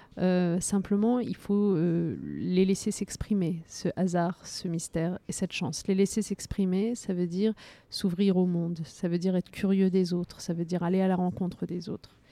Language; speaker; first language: French; early bilingual, other home language; Riffian